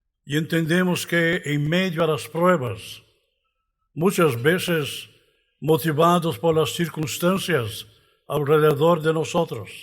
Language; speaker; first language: Spanish; non-native, fluent; Portuguese